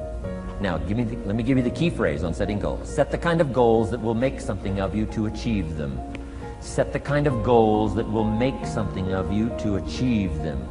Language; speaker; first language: English; native; English